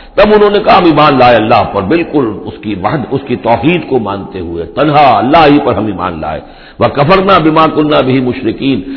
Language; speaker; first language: Urdu; native; Urdu